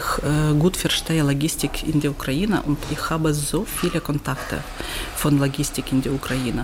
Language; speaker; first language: German; non-native, learner; Ukrainian